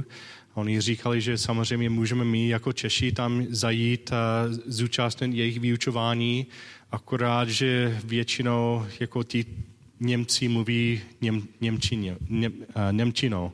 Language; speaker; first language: Czech; non-native, learner; English